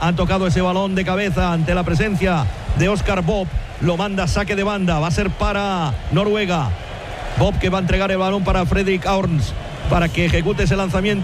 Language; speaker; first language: Spanish; native; Spanish